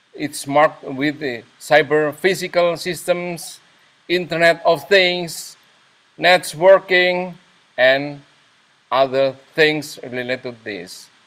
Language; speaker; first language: English; non-native, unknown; Indonesian